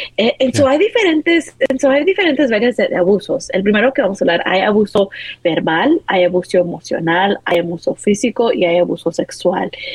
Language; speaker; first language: Spanish; early bilingual, heritage; Spanish